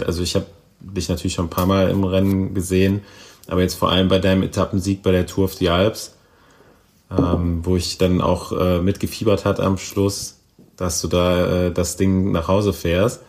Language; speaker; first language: German; native; German